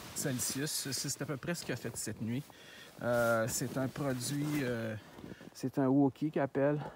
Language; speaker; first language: French; native; French